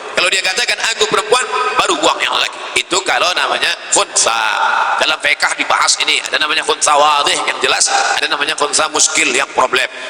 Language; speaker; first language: Malay; native; Malay